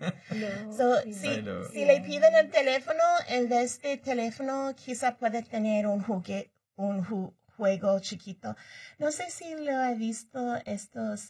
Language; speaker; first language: Spanish; early bilingual, heritage; Spanish